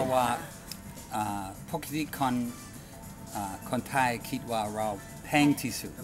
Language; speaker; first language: Thai; non-native, learner; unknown